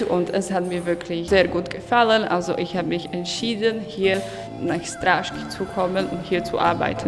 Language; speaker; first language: German; non-native, fluent; Slovak